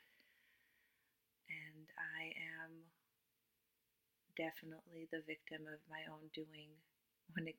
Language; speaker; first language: English; non-native, fluent; Romanian